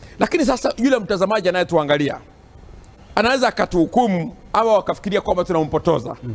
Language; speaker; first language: Swahili; non-native, local second language; Gusii